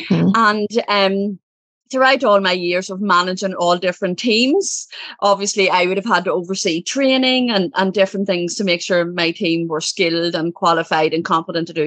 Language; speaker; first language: English; native; English